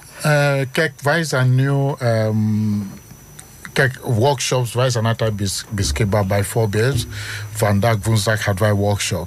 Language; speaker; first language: Dutch; non-native, learner; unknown